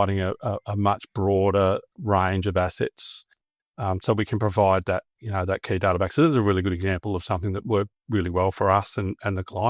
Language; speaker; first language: English; native; English